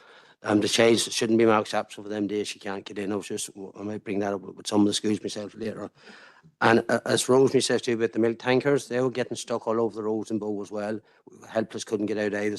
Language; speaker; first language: English; native; English